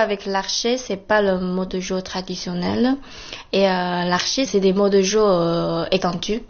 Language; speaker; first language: French; non-native, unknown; Chinese